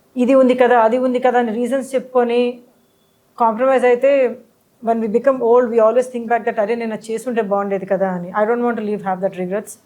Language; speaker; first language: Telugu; early bilingual, heritage; Telugu